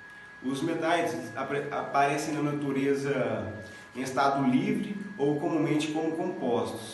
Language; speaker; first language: Portuguese; native; Portuguese